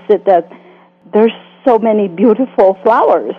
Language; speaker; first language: English; non-native, local second language; Filipino